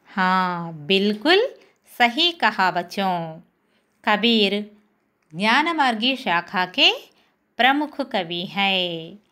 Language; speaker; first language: Hindi; non-native, local second language; Telugu